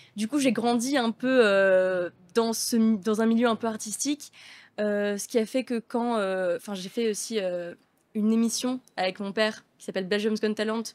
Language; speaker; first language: French; native; French